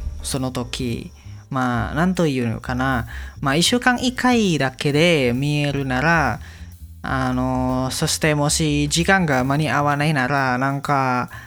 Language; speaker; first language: Japanese; non-native, learner; Indonesian